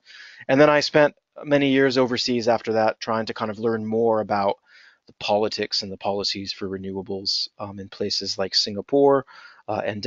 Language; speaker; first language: English; native; English